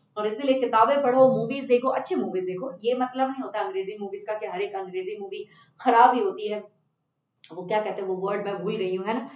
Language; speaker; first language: Hindi; non-native, local second language; Bangla